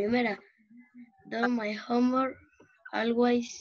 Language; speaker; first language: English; non-native, learner; Spanish